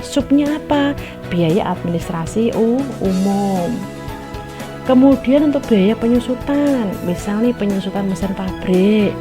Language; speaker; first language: Indonesian; native; Indonesian